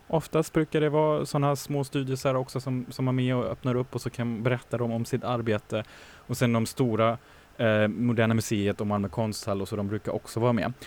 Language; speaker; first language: Swedish; non-native, fluent; German